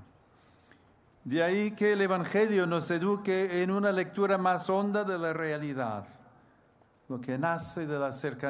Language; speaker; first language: Spanish; non-native, fluent; English